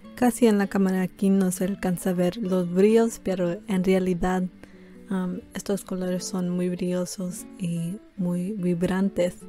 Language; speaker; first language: Spanish; early bilingual, heritage; Spanish